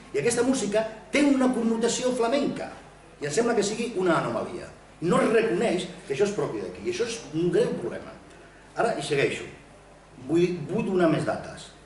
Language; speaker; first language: Catalan; non-native, local second language; Spanish